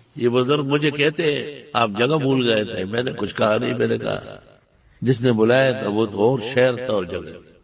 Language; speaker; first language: Urdu; non-native, local second language; Pashto